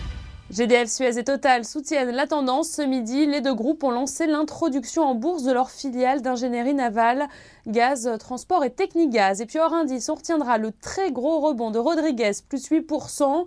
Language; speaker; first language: French; native; French